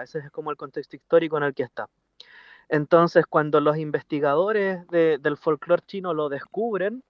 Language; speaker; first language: Spanish; native; Spanish